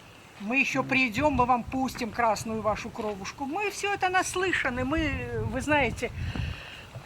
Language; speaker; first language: Russian; native; Russian